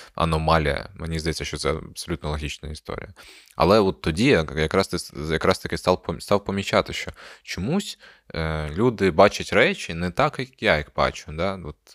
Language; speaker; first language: Ukrainian; non-native, local second language; Russian